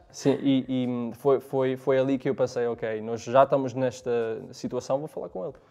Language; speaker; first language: Portuguese; early bilingual, other home language; English